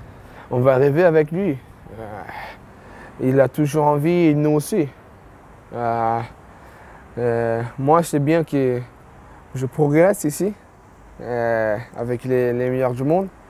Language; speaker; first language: French; non-native, fluent; Portuguese